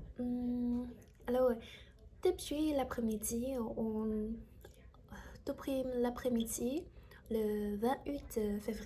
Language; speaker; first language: French; non-native, learner; Chinese